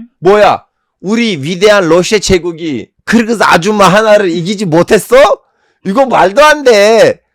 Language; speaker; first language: Korean; non-native, fluent; Turkish